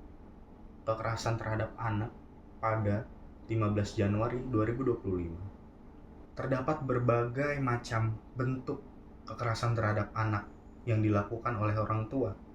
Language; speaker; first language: Indonesian; native; Indonesian